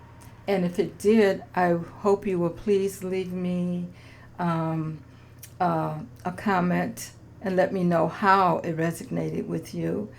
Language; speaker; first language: English; native; English